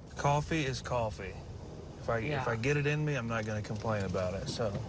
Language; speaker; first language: English; native; English